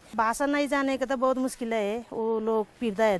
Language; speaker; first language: Hindi; non-native, learner; Nepali